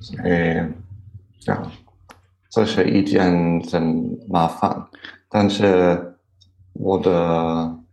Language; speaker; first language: Chinese; non-native, learner; German